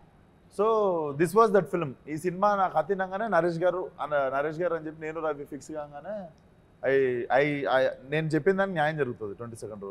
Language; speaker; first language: Telugu; native; Telugu